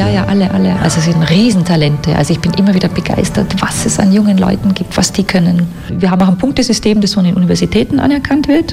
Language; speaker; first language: German; native; German